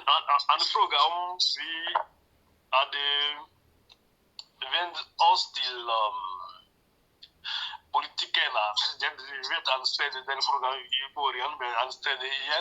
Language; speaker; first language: Swedish; non-native, learner; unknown